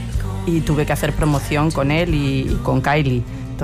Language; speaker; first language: Spanish; native; Spanish